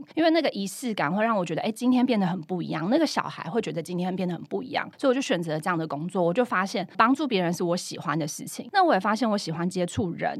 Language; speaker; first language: Chinese; native; Chinese